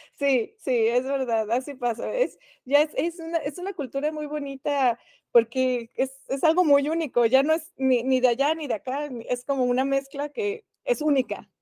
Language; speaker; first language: Spanish; native; Spanish